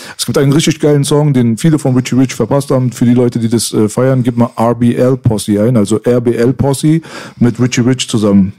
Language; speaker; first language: German; early bilingual, other home language; Persian